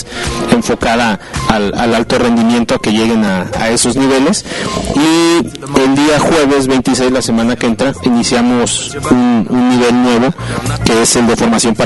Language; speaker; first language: Spanish; native; Spanish